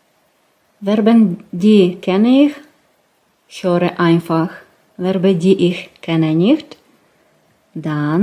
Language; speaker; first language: German; non-native, learner; Russian